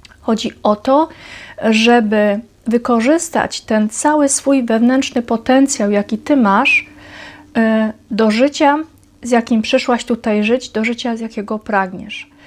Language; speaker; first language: Polish; native; Polish